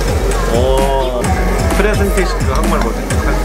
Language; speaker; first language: Korean; early bilingual, heritage; English